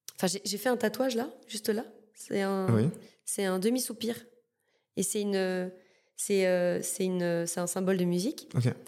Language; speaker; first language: French; native; French